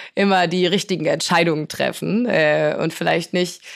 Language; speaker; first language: German; early bilingual, other home language; Polish